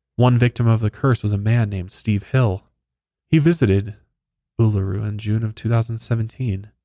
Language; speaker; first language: English; native; English